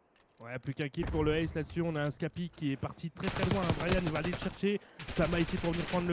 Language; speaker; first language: French; native; French